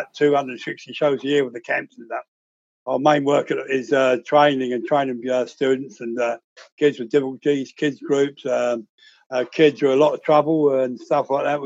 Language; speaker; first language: English; native; English